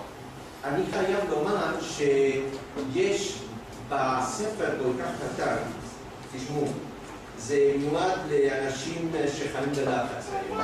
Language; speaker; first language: Hebrew; non-native, fluent; Spanish